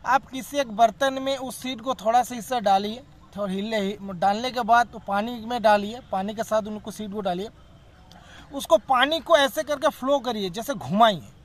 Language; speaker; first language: Hindi; non-native, local second language; Bangla